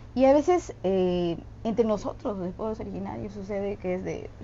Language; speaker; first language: Spanish; non-native, local second language; Tzeltal